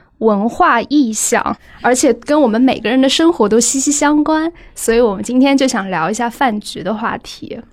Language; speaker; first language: Chinese; native; Chinese